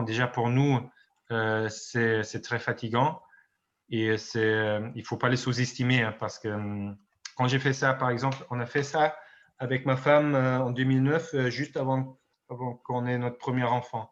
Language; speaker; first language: French; non-native, fluent; German